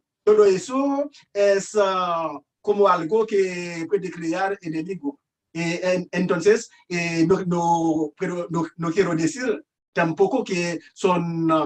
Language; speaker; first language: Spanish; non-native, learner; Haitian Creole